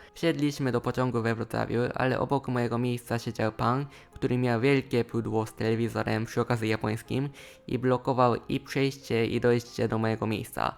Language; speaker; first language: Polish; non-native, fluent; Japanese